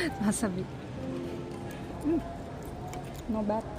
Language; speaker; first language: Thai; native; Thai